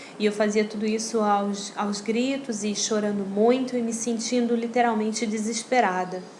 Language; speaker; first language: Portuguese; native; Portuguese